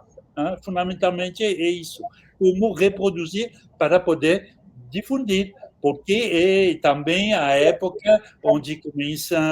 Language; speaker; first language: Portuguese; non-native, fluent; French